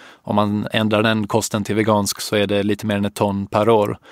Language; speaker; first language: Swedish; native; Swedish